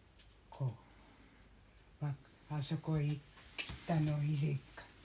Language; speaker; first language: Japanese; native; Japanese